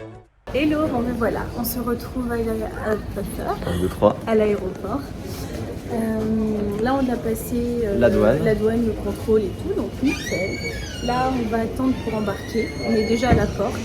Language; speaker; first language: French; native; French